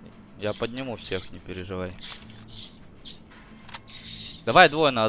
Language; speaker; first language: Russian; native; Russian